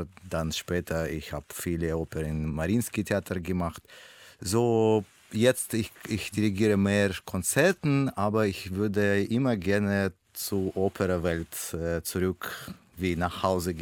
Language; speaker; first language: German; non-native, learner; Russian